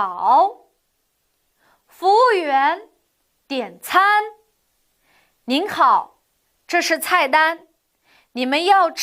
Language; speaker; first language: Chinese; non-native, fluent; Uyghur